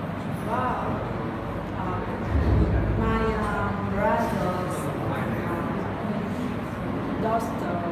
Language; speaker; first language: English; non-native, learner; Vietnamese